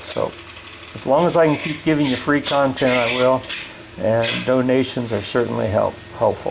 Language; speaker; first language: English; native; English